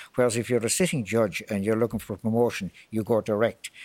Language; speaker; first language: English; native; English